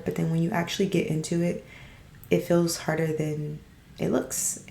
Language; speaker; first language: English; native; English